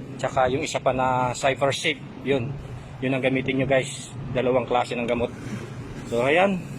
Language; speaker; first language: Filipino; non-native, local second language; Pampanga